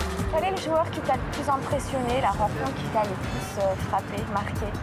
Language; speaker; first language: French; native; French